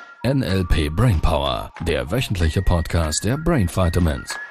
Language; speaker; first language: German; native; German